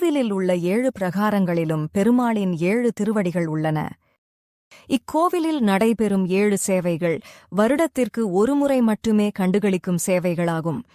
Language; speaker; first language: Tamil; native; Tamil